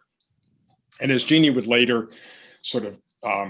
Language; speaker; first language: English; native; English